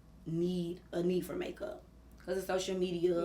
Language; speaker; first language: English; native; English